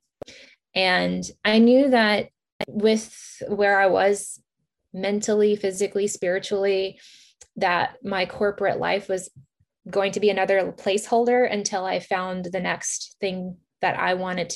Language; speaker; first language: English; native; English